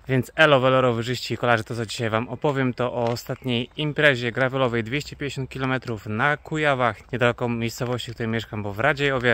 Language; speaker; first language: Polish; native; Polish